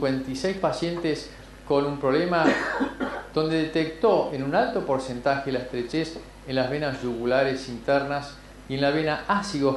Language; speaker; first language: Spanish; native; Spanish